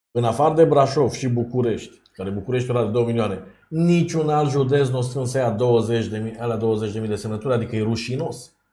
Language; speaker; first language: Romanian; native; Romanian